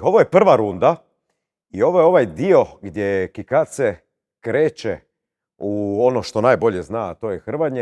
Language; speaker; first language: Croatian; native; Croatian